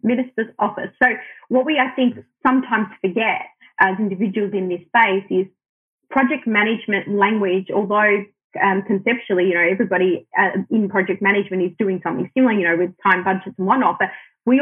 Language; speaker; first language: English; non-native, local second language; Arabic